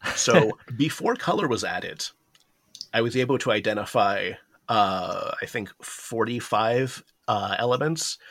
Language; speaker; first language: English; early bilingual, other home language; Japanese